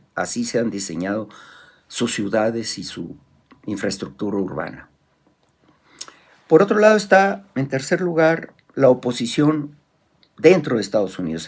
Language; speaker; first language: Spanish; native; Spanish